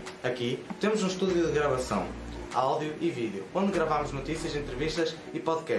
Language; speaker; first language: Portuguese; native; Portuguese